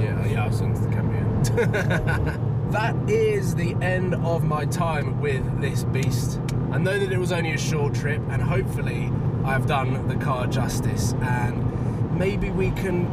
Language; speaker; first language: English; native; English